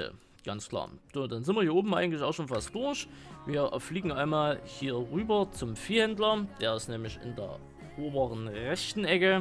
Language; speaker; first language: German; native; German